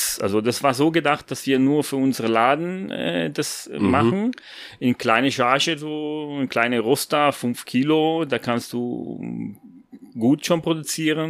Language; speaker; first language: German; non-native, fluent; Italian